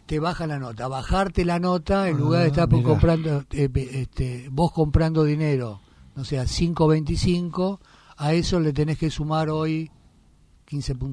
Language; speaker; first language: Spanish; native; Spanish